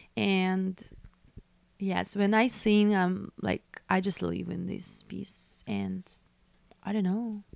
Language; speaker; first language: English; non-native, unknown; Russian